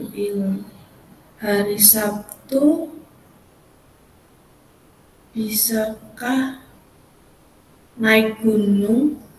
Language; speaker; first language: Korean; non-native, learner; Indonesian